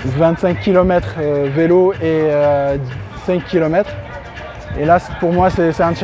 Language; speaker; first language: French; non-native, local second language; Arabic